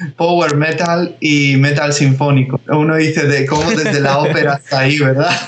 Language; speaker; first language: Spanish; early bilingual, other home language; Georgian